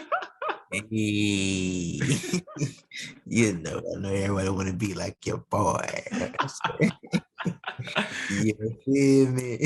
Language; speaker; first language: English; native; English